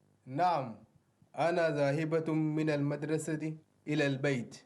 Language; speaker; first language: Arabic; non-native, learner; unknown